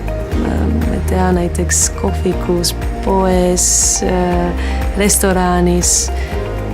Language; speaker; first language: Estonian; non-native, learner; Greek